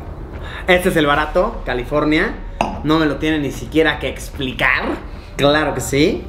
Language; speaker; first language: Spanish; native; Spanish